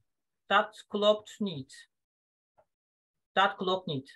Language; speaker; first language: Dutch; non-native, fluent; Turkish